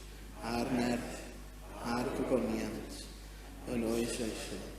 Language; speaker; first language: Welsh; native; Welsh